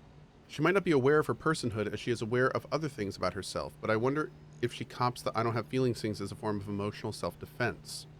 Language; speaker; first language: English; native; English